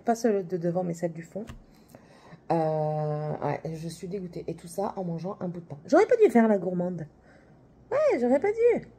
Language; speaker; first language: French; native; French